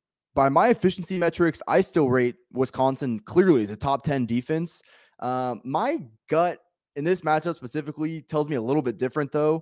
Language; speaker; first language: English; native; English